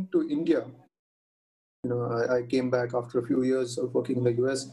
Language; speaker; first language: English; non-native, local second language; Tamil